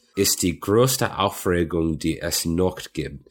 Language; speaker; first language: German; non-native, fluent; English